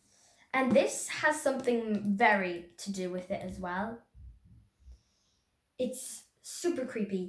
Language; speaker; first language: English; native; English